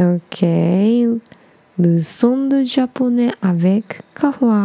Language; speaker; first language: French; non-native, learner; Japanese